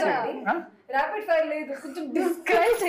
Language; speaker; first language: Telugu; non-native, local second language; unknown